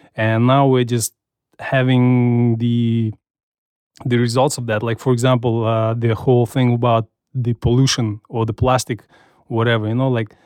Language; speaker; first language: English; non-native, fluent; Russian